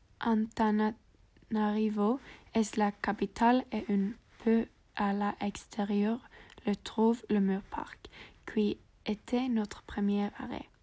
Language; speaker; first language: French; non-native, learner; English